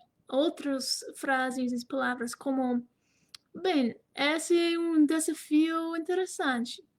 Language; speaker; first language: Portuguese; non-native, fluent; English